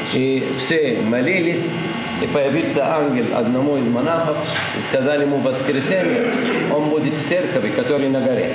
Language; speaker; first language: Russian; non-native, learner; Arabic